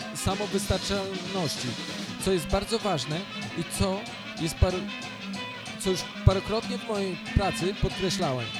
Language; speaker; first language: Polish; native; Polish